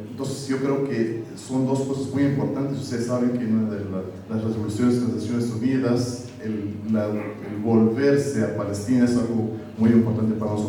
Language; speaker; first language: Spanish; non-native, fluent; Arabic